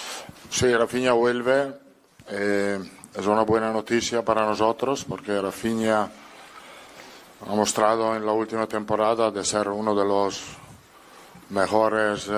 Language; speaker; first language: Spanish; non-native, fluent; Italian